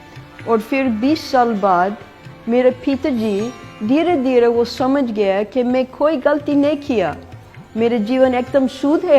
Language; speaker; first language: Hindi; non-native, fluent; English